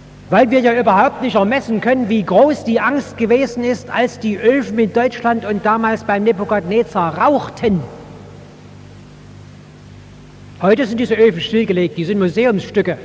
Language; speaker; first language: German; native; German